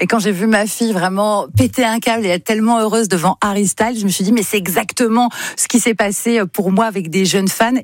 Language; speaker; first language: French; native; French